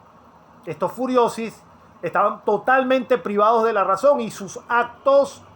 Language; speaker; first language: Spanish; native; Spanish